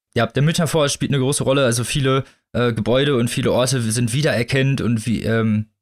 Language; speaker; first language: German; native; German